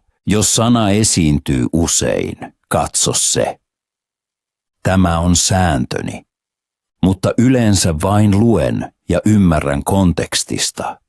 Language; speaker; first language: Finnish; non-native, fluent; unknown